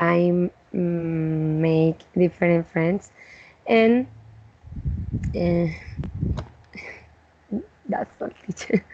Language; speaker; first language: English; non-native, learner; Spanish